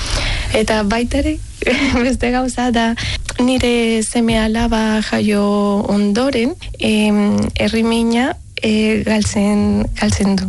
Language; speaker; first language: Basque; non-native, learner; Spanish